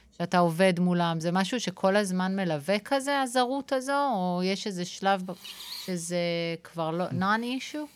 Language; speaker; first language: Hebrew; native; Hebrew